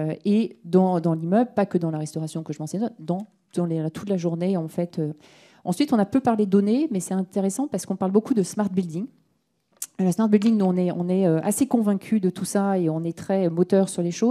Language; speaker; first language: French; native; French